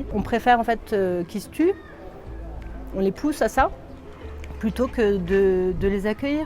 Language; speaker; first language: French; native; French